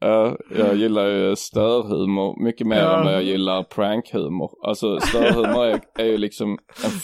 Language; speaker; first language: Swedish; native; Swedish